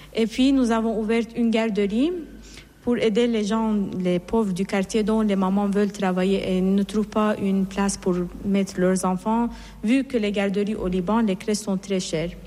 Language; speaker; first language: French; non-native, fluent; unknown